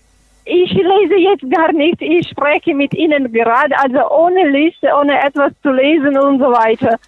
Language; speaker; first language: German; non-native, fluent; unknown